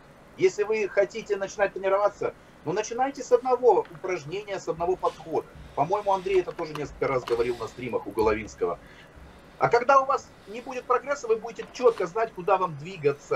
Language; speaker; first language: Russian; native; Russian